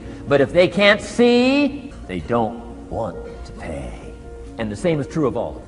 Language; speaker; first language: English; native; English